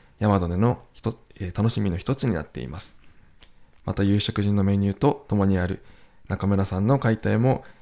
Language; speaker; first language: Japanese; native; Japanese